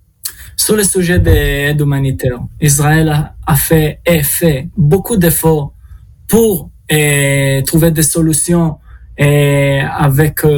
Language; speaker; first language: French; non-native, learner; Hebrew